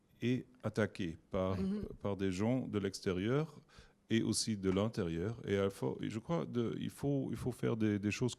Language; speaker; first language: French; non-native, learner; German